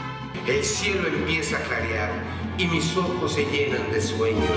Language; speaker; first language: Spanish; native; Spanish